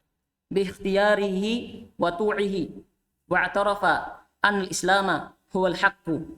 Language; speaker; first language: Arabic; non-native, learner; Indonesian